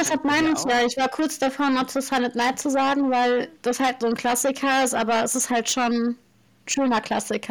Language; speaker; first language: German; native; German